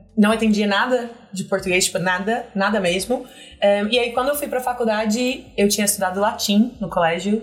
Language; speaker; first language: Portuguese; non-native, fluent; English